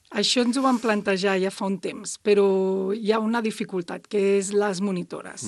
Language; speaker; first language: Catalan; native; Catalan